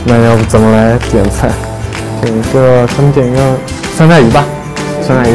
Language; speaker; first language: Chinese; native; Chinese